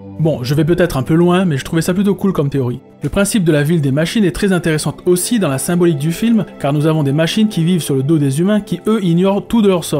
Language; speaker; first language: French; native; French